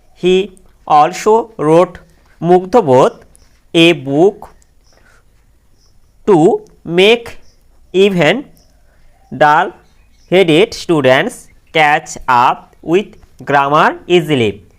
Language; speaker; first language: English; non-native, local second language; Bangla